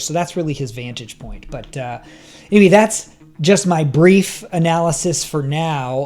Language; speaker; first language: English; native; English